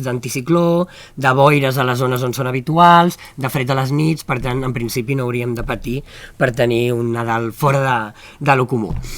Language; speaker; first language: Catalan; native; Catalan